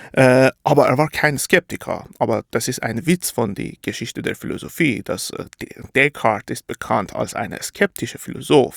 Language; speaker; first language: German; non-native, fluent; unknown